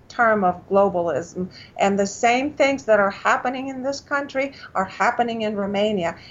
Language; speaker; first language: English; non-native, fluent; Romanian